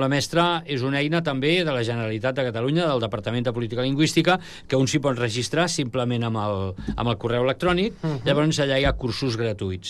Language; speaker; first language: Catalan; native; Catalan